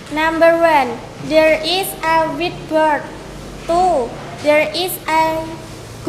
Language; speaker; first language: English; non-native, learner; Indonesian